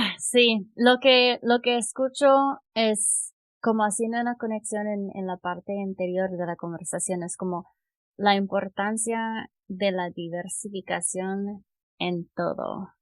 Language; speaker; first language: Spanish; non-native, fluent; English